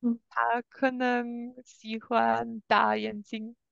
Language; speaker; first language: Chinese; non-native, learner; English